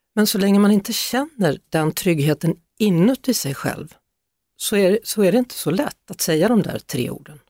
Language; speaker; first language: Swedish; native; Swedish